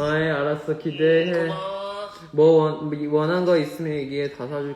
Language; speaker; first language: Korean; non-native, fluent; Chinese